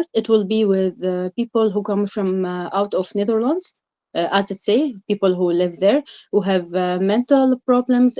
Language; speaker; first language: English; non-native, learner; Arabic